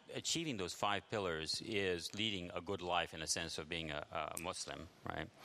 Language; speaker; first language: English; early bilingual, other home language; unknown